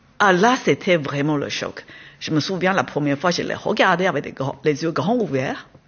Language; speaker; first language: French; non-native, fluent; Chinese